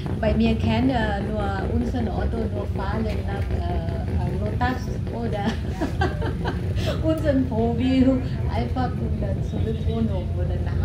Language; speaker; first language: German; non-native, learner; Thai